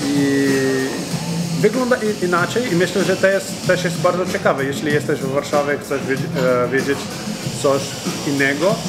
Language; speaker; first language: Polish; non-native, learner; Portuguese